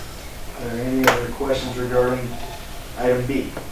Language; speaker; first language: English; native; English